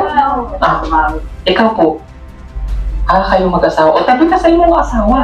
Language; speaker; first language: Filipino; non-native, local second language; Cebuano